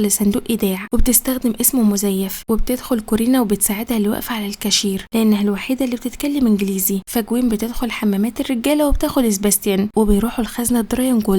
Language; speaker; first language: Arabic; native; Arabic